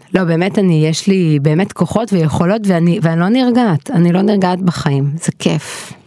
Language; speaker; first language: Hebrew; native; Hebrew